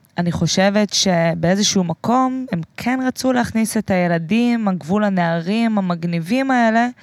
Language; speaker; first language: Hebrew; native; Hebrew